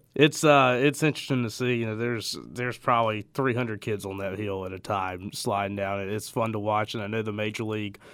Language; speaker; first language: English; native; English